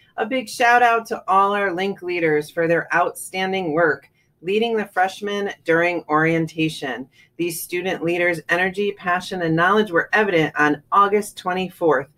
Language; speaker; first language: English; native; English